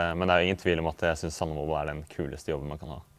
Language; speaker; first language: Norwegian; native; Norwegian